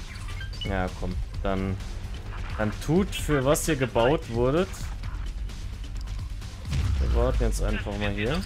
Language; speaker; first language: German; native; German